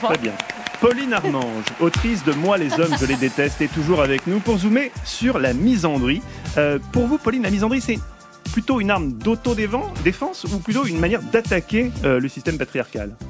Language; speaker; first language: French; native; French